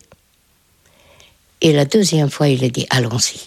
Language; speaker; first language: French; non-native, fluent; Hungarian